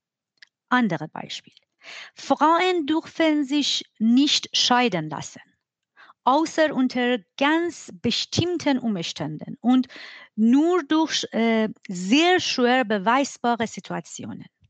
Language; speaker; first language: German; non-native, fluent; Persian